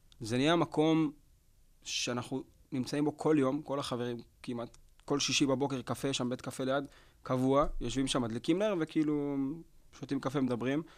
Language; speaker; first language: Hebrew; native; Hebrew